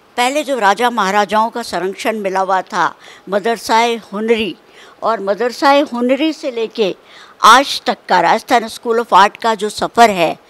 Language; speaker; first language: Hindi; native; Hindi